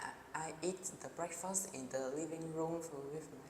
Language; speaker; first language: English; non-native, learner; Vietnamese